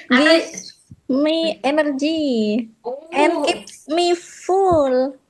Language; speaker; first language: English; non-native, learner; Indonesian